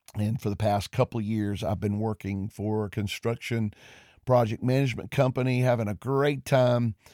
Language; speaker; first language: English; native; English